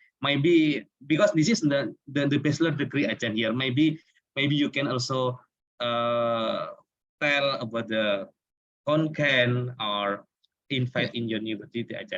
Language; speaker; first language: English; non-native, learner; Indonesian